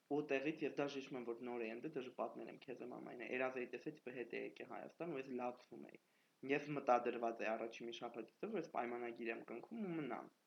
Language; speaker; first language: Armenian; native; Armenian